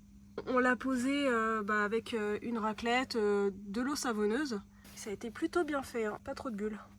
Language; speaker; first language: French; native; French